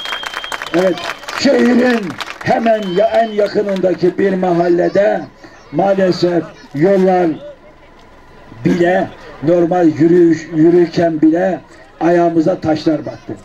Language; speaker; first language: Turkish; native; Turkish